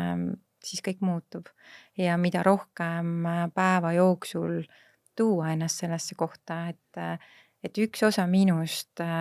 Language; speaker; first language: Estonian; native; Estonian